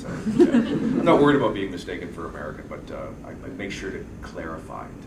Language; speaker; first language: English; native; English